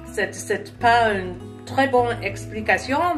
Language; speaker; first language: French; non-native, learner; English